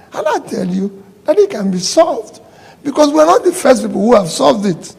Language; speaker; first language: English; non-native, local second language; Igbo